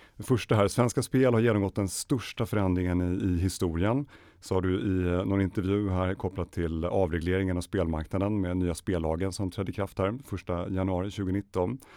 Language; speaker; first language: Swedish; native; Swedish